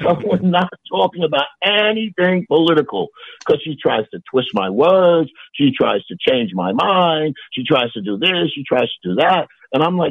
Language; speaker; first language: English; native; English